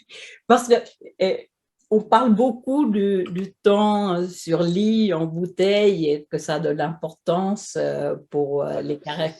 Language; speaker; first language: French; non-native, fluent; Swedish